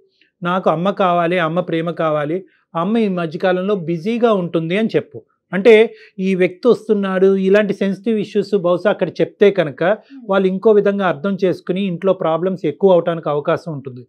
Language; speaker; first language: Telugu; native; Telugu